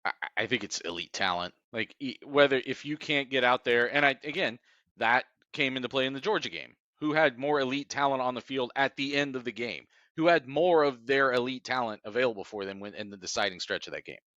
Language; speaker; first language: English; native; English